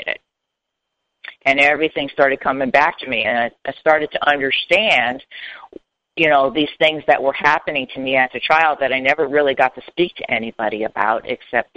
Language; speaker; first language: English; native; English